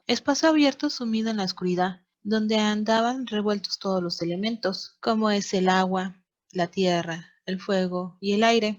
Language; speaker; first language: Spanish; native; Spanish